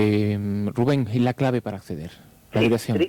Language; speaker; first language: Spanish; native; Spanish